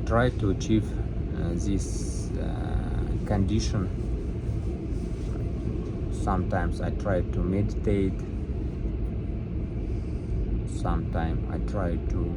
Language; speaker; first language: English; non-native, learner; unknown